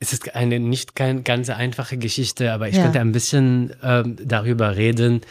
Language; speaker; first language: German; non-native, learner; Arabic